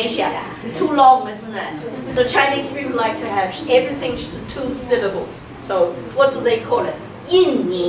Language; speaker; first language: English; non-native, fluent; Chinese